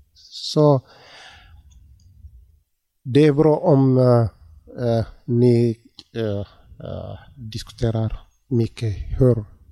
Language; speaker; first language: Swedish; non-native, learner; Tigrinya